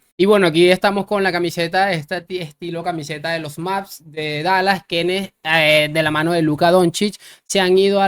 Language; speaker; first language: Spanish; native; Spanish